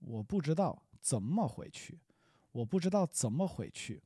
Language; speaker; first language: Chinese; non-native, fluent; English